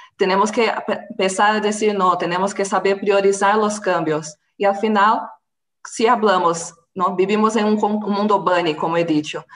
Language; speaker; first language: Spanish; non-native, fluent; Portuguese